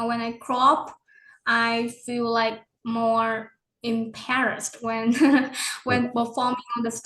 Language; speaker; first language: English; non-native, learner; Vietnamese